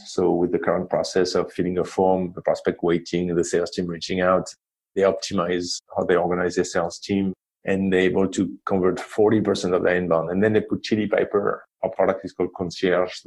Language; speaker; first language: English; non-native, fluent; French